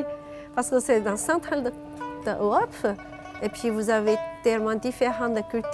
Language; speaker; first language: French; non-native, learner; Chinese